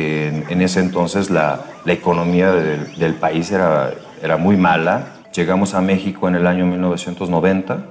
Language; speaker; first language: Spanish; early bilingual, other home language; Korean